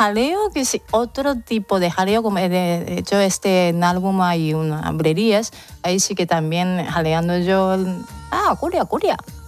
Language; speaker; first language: Spanish; non-native, fluent; Japanese